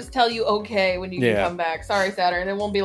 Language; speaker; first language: English; native; English